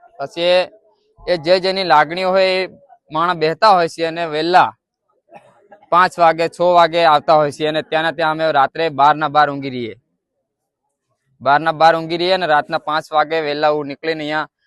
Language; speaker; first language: Gujarati; non-native, local second language; Bhili